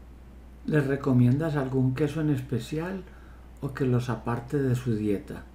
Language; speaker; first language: Spanish; native; Spanish